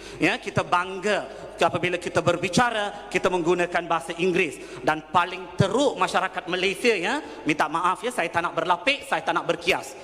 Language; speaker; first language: Malay; non-native, local second language; Tamil